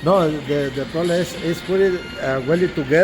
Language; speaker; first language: English; non-native, learner; Spanish